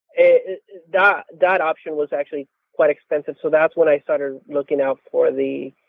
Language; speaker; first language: English; non-native, fluent; Spanish